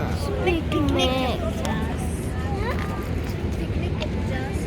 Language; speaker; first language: Turkish; early bilingual, heritage; Turkish